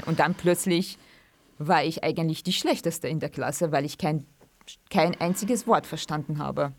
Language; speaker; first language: German; early bilingual, other home language; Central Kurdish